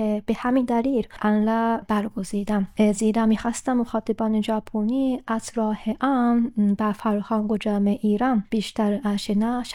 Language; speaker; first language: Persian; non-native, fluent; Japanese